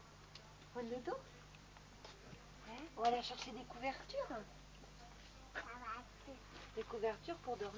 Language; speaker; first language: French; native; French